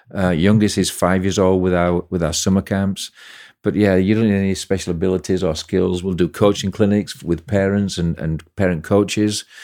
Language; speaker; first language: English; native; English